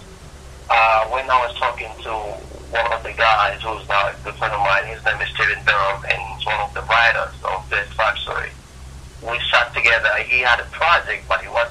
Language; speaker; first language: English; non-native, local second language; Ganda